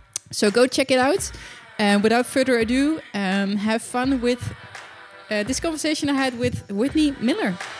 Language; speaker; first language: English; non-native, fluent; Dutch